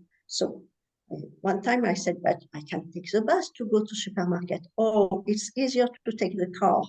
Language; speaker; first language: English; non-native, learner; French